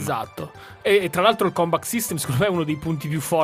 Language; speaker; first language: Italian; native; Italian